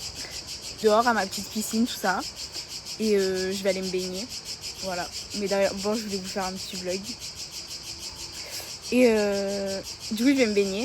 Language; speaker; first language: French; native; French